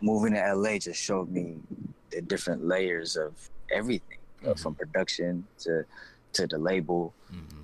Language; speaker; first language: English; native; English